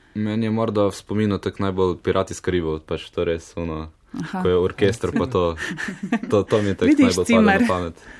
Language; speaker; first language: Slovenian; native; Slovenian